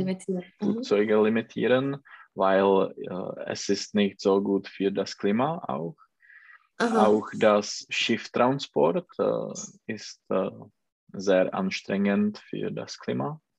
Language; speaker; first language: German; non-native, learner; Czech